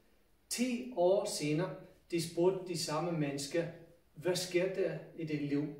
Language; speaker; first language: Danish; non-native, fluent; English